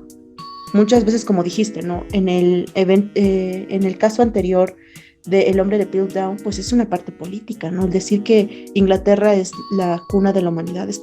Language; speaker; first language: Spanish; native; Spanish